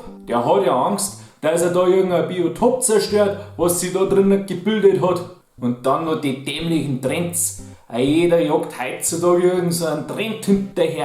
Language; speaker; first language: German; native; German